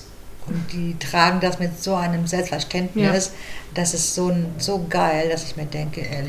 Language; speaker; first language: German; native; German